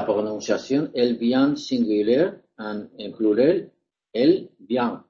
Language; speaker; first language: French; non-native, learner; Spanish